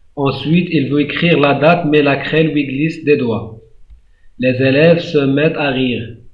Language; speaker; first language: French; non-native, local second language; Arabic